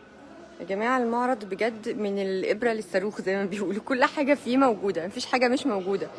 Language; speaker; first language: Arabic; native; Arabic